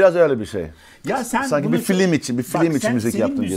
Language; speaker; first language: Turkish; early bilingual, heritage; Turkish